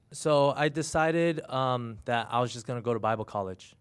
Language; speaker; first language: English; early bilingual, other home language; Chinese